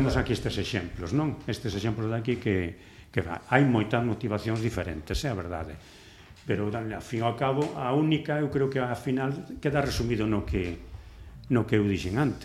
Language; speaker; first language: Galician; native; Galician